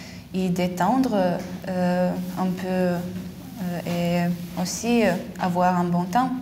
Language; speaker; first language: French; non-native, fluent; Lithuanian